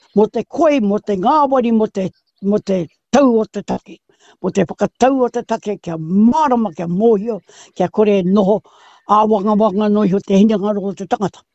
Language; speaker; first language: Māori; native; Māori